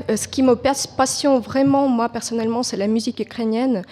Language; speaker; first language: French; non-native, fluent; Ukrainian